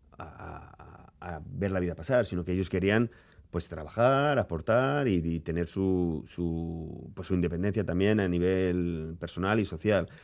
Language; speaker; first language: Spanish; native; Spanish